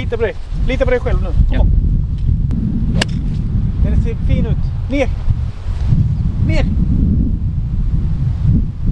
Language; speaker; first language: Swedish; native; Swedish